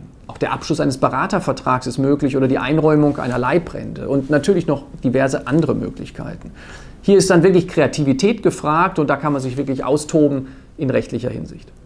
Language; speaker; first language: German; native; German